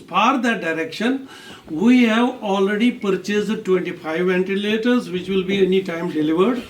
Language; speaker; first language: English; non-native, local second language; Kashmiri